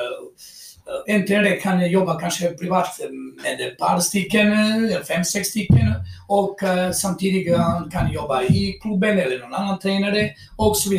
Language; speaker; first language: Swedish; non-native, fluent; Croatian